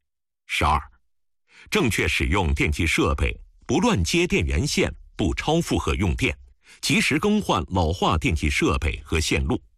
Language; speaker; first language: Chinese; native; Chinese